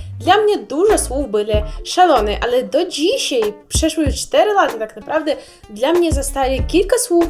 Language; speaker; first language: Polish; non-native, learner; Russian